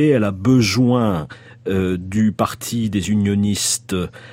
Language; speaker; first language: French; native; French